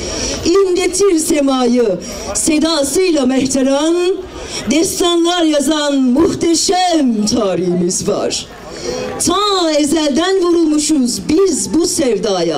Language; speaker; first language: Turkish; native; Turkish